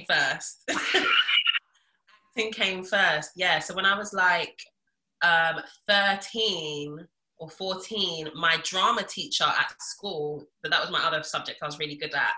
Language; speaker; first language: English; early bilingual, other home language; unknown